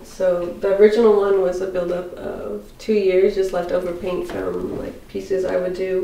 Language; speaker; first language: English; native; English